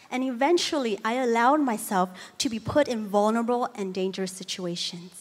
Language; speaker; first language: English; early bilingual, other home language; Chinese